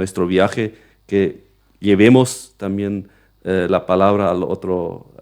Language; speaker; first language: Spanish; non-native, local second language; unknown